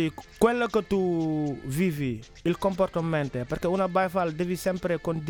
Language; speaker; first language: Italian; non-native, learner; Wolof